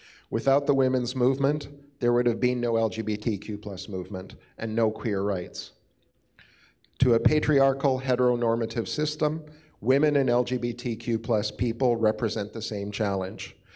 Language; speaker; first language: English; native; English